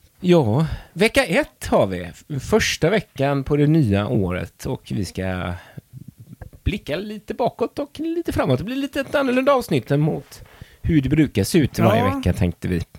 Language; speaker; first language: Swedish; native; Swedish